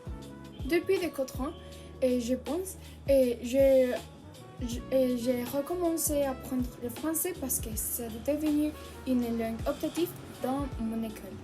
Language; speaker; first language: French; non-native, learner; Spanish